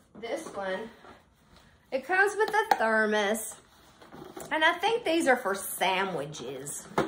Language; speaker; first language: English; native; English